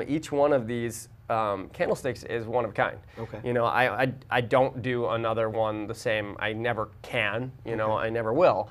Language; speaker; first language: English; native; English